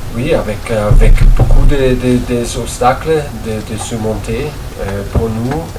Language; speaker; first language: French; non-native, learner; German